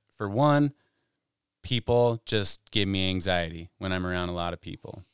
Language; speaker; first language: English; native; English